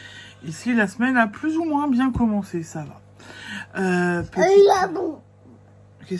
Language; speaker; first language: French; native; French